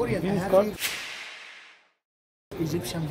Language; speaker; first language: English; non-native, learner; Arabic